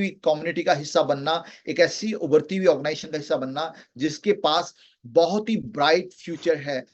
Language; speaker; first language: Hindi; native; Hindi